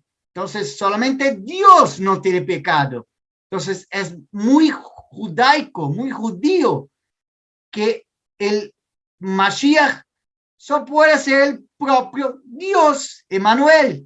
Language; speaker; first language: Spanish; non-native, fluent; Portuguese